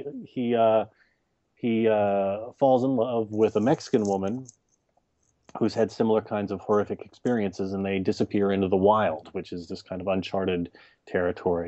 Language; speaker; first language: English; native; English